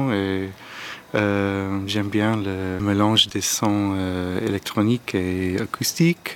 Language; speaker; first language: French; non-native, learner; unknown